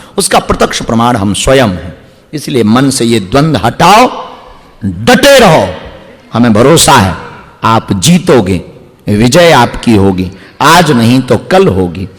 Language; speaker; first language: Hindi; native; Hindi